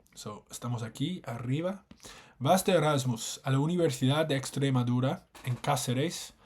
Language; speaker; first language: Spanish; non-native, fluent; English